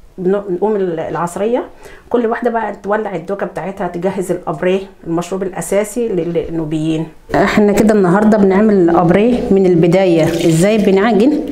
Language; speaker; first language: Egyptian Arabic; non-native, local second language; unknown